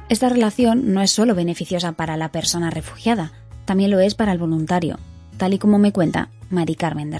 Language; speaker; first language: Spanish; native; Spanish